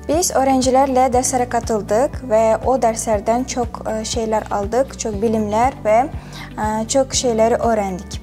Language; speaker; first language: Turkish; non-native, learner; Uzbek